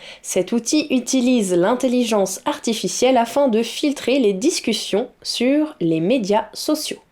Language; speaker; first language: French; native; French